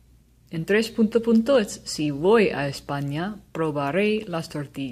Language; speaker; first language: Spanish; non-native, learner; English